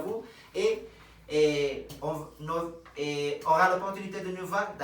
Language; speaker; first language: French; non-native, fluent; Spanish